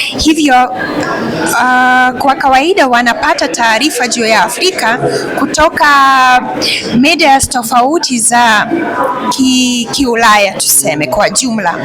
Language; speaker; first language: Swahili; non-native, fluent; Russian